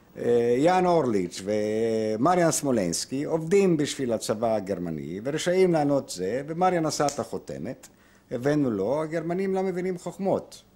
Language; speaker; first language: Hebrew; non-native, fluent; Polish